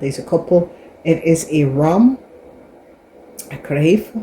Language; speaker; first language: Dutch; non-native, fluent; English